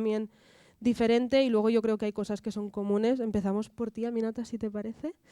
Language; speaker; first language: Spanish; native; Spanish